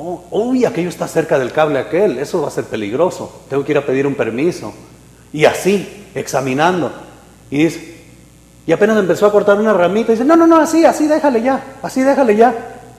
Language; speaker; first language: Spanish; native; Spanish